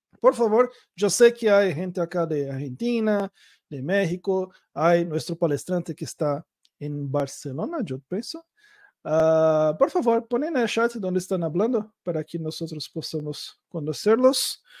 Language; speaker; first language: Spanish; non-native, learner; Portuguese